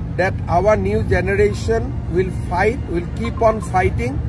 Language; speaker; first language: English; non-native, local second language; Assamese